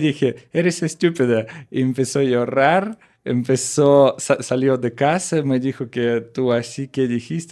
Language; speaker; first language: Spanish; non-native, learner; Russian